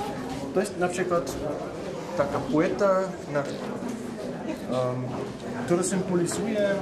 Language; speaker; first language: Polish; non-native, fluent; German